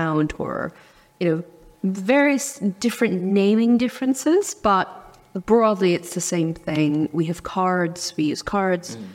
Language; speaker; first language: English; early bilingual, other home language; Chinese